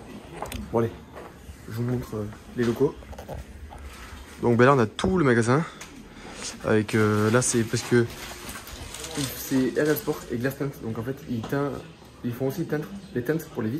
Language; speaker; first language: French; native; French